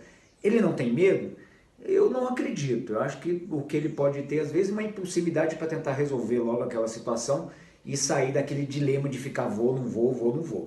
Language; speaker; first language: Portuguese; native; Portuguese